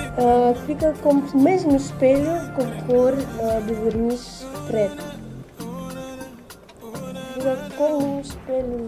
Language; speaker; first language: Portuguese; non-native, learner; Russian